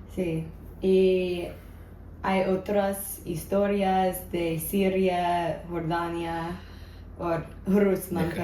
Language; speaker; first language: Spanish; non-native, learner; English